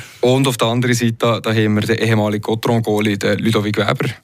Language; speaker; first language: German; native; German